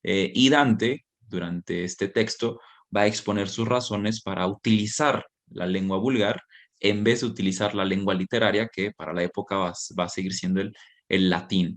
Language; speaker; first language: Spanish; native; Spanish